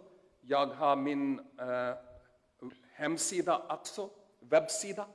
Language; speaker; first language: Swedish; non-native, learner; Urdu